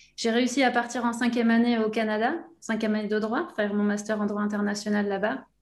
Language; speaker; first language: French; native; French